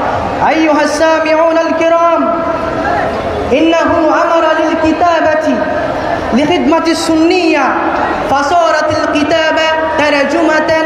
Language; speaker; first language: Arabic; non-native, learner; Bangla